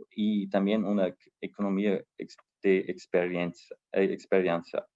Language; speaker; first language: Spanish; non-native, fluent; German